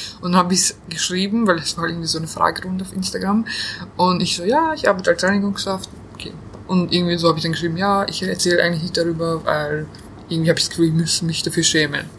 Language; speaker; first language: German; early bilingual, other home language; Bosnian